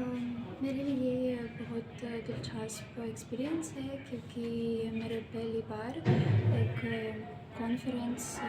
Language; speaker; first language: Hindi; non-native, learner; Russian